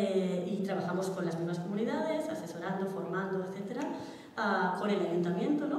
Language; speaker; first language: Spanish; native; Spanish